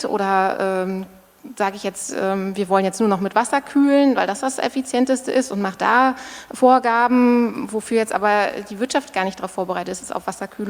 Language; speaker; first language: German; native; German